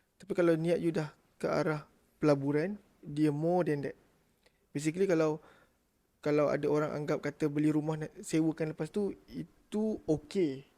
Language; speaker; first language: Malay; native; Malay